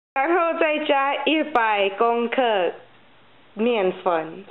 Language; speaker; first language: Chinese; early bilingual, heritage; Chinese